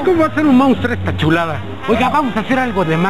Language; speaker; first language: Spanish; native; Spanish